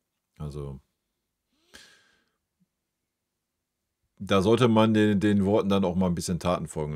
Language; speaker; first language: German; native; German